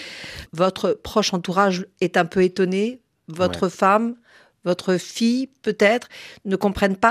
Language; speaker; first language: French; native; French